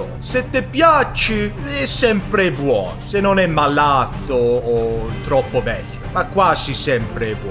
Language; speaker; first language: Italian; non-native, learner; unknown